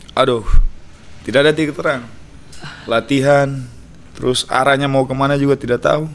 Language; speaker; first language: Indonesian; native; Indonesian